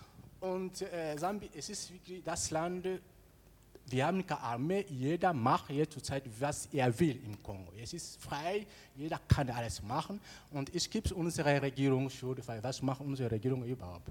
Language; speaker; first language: German; non-native, learner; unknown